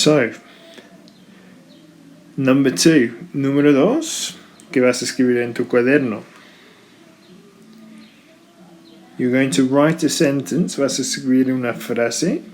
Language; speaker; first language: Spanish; non-native, fluent; English